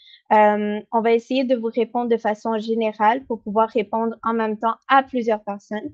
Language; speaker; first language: French; native; French